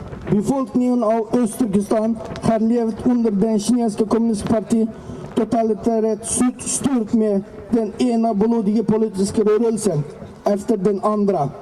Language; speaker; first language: Swedish; non-native, learner; Uyghur